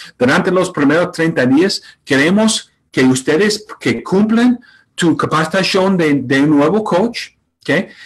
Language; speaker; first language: Spanish; non-native, fluent; English